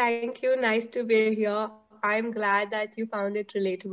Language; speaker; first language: English; non-native, local second language; Hindi